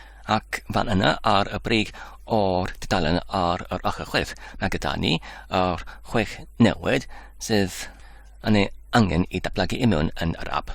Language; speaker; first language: Welsh; non-native, learner; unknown